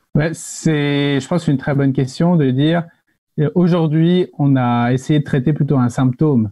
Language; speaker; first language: French; native; French